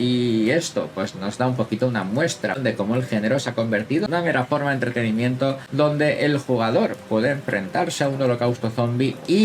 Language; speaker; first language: Spanish; native; Spanish